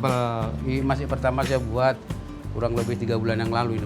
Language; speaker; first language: Indonesian; native; Indonesian